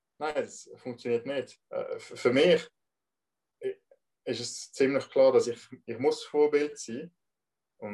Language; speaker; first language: German; non-native, local second language; French